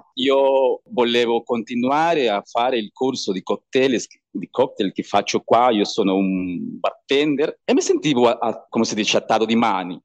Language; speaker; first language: Italian; non-native, learner; Spanish